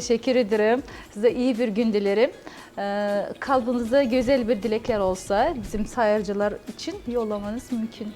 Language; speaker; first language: Turkish; non-native, learner; Uzbek